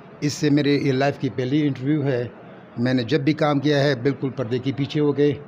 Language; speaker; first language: Urdu; non-native, local second language; Pashto